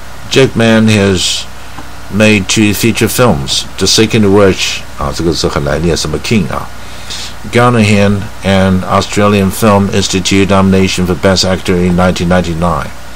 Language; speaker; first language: English; non-native, fluent; Chinese